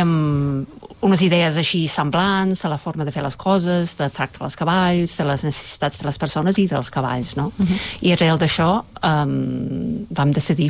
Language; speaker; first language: Catalan; non-native, fluent; English